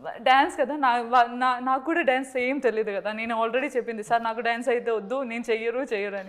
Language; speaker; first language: Telugu; non-native, learner; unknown